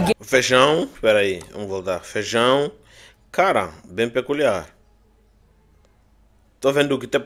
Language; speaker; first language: Portuguese; native; Portuguese